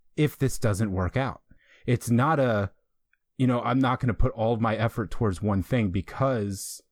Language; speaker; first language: English; native; English